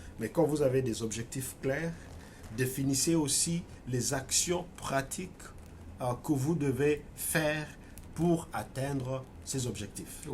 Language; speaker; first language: French; non-native, local second language; Swahili